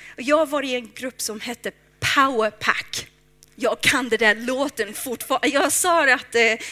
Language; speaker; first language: Swedish; non-native, fluent; English